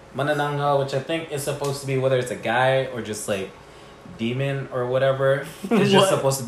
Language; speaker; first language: English; native; English